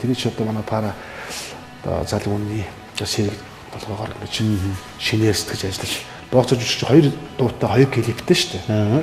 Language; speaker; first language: Mongolian; native; Mongolian